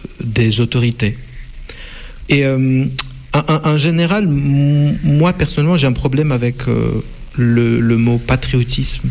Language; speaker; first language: French; non-native, fluent; Russian